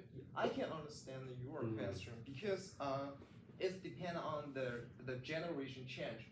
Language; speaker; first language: English; non-native, learner; Chinese